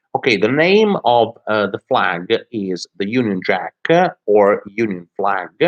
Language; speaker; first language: English; non-native, fluent; Italian